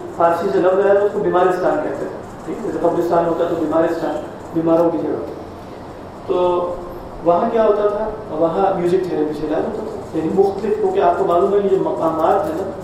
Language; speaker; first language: Urdu; native; Urdu